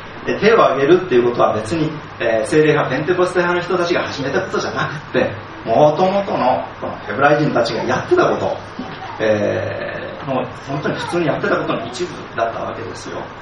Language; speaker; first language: Japanese; native; Japanese